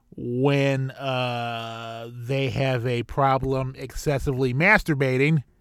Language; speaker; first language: English; native; English